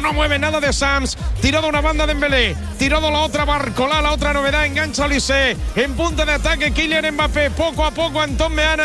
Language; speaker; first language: Spanish; native; Spanish